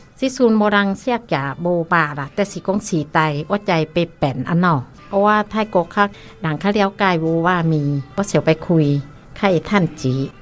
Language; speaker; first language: Min Nan Chinese; non-native, learner; Northeastern Thai